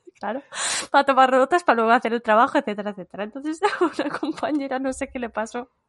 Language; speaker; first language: Spanish; non-native, local second language; Galician